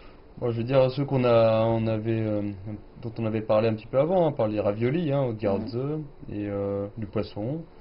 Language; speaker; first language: French; native; French